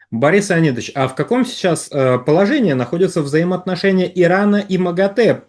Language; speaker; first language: Russian; native; Russian